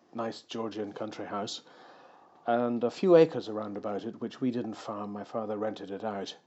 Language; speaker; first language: English; native; English